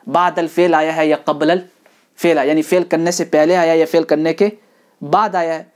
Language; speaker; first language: Urdu; non-native, local second language; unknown